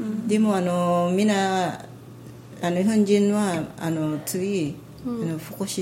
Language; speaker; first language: Japanese; non-native, learner; Filipino